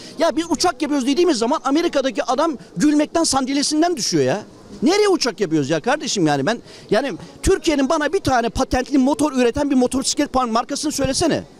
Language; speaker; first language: Turkish; native; Turkish